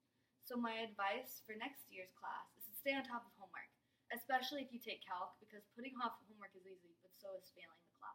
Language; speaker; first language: English; native; English